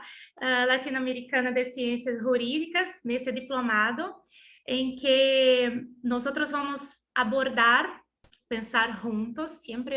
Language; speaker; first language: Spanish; non-native, learner; Portuguese